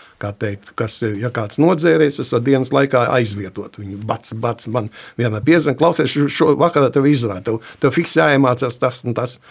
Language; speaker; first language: Latvian; native; Latvian